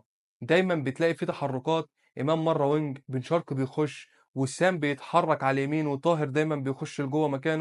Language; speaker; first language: Arabic; native; Arabic